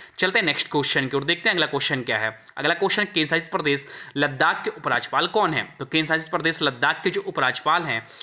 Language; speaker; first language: Hindi; native; Hindi